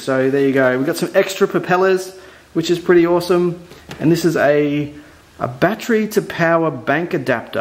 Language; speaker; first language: English; native; English